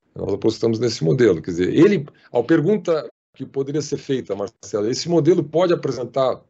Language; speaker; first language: Portuguese; native; Portuguese